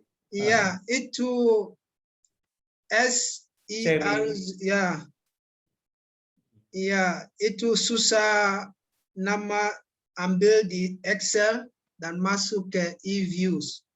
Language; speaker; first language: Indonesian; non-native, learner; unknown